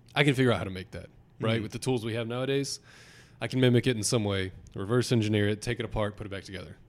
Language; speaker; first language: English; native; English